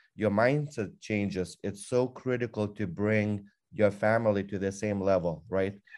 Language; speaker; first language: English; non-native, fluent; Lithuanian